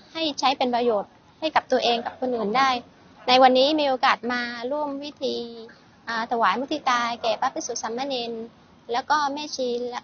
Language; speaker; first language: Thai; non-native, fluent; Vietnamese